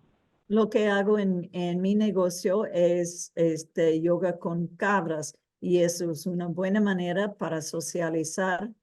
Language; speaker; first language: Spanish; early bilingual, heritage; Spanish